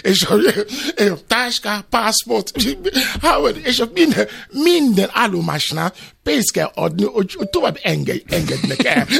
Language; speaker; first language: Hungarian; non-native, learner; Albanian